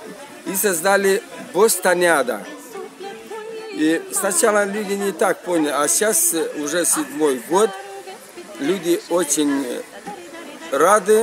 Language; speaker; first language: Russian; non-native, local second language; Romanian